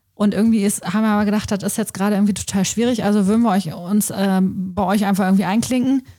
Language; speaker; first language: German; native; German